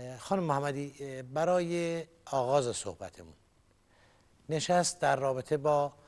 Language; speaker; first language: Persian; non-native, local second language; Kurdish